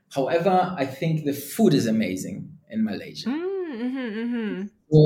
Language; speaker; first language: English; non-native, fluent; German